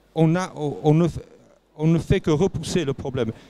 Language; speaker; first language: French; native; French